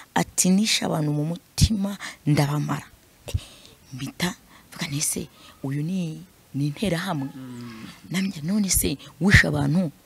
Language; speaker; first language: Kinyarwanda; non-native, fluent; Swahili